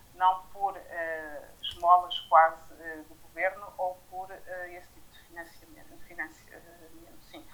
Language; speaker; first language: Portuguese; non-native, fluent; French